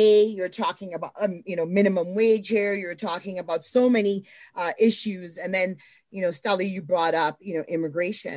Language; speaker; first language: English; native; English